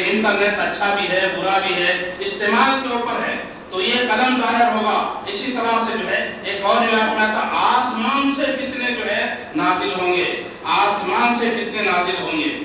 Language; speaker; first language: Urdu; native; Urdu